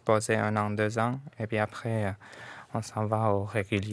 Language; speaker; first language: French; non-native, fluent; Arabic